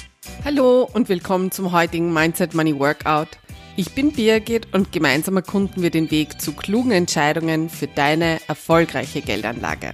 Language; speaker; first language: German; native; German